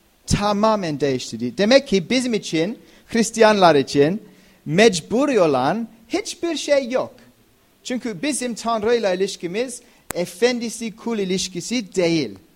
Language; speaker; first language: Turkish; non-native, fluent; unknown